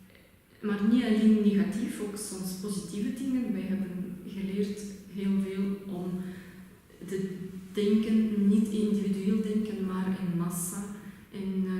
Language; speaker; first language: Dutch; non-native, fluent; Russian